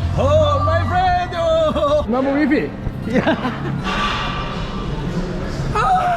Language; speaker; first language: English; non-native, learner; Korean